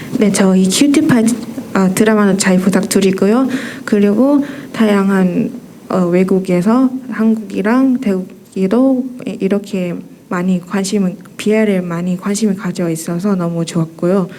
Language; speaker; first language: Korean; non-native, fluent; Thai